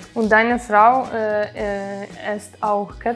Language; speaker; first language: German; non-native, learner; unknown